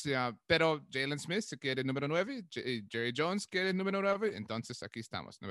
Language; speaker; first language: Spanish; non-native, learner; English